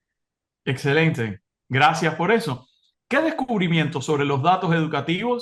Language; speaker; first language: Spanish; native; Spanish